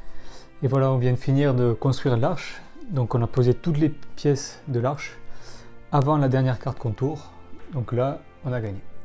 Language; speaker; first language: French; native; French